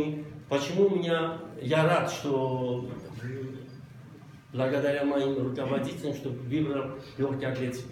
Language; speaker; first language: Russian; non-native, local second language; Armenian